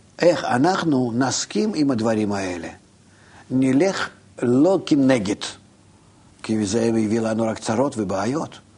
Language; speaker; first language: Hebrew; non-native, fluent; Russian